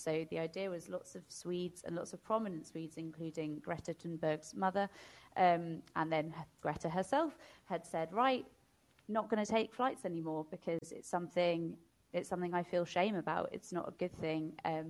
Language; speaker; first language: English; native; English